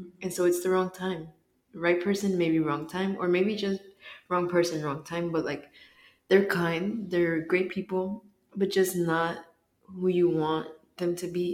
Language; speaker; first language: English; early bilingual, other home language; Spanish